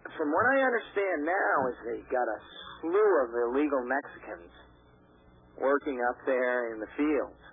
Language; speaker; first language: English; native; English